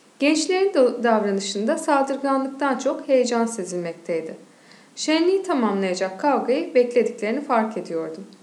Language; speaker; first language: Turkish; native; Turkish